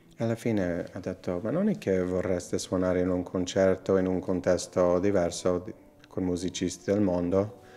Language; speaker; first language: Italian; non-native, fluent; English